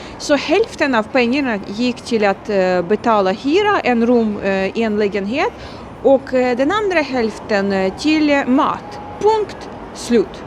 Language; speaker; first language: Swedish; non-native, fluent; Ukrainian